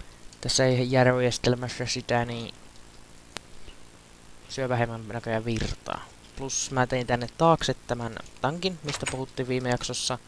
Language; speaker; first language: Finnish; native; Finnish